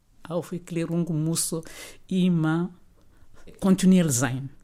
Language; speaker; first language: German; non-native, learner; Mandingo